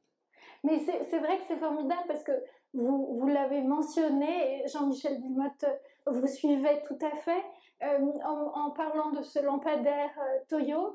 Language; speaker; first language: French; native; French